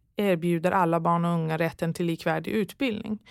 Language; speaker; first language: Swedish; early bilingual, other home language; Persian